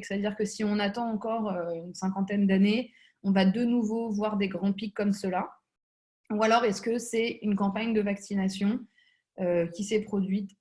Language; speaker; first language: French; native; French